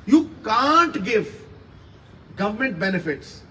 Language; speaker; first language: English; non-native, local second language; Punjabi